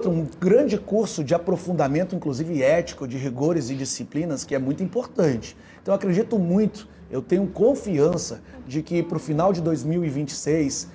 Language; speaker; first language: Portuguese; native; Portuguese